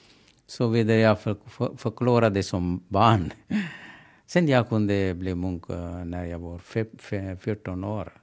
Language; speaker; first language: Swedish; non-native, learner; Sinhala